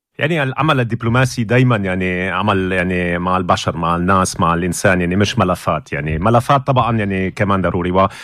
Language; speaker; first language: Arabic; non-native, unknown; German